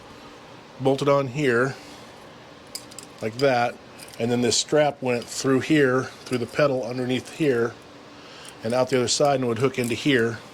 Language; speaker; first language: English; native; English